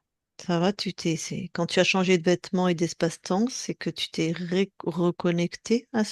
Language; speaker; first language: French; native; French